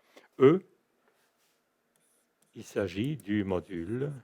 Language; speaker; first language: French; native; French